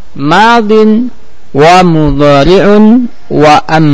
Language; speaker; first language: Arabic; non-native, fluent; Indonesian